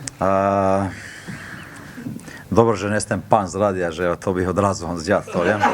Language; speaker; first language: Polish; non-native, fluent; Slovenian